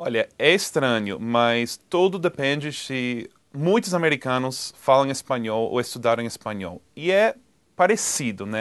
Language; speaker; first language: Portuguese; non-native, fluent; English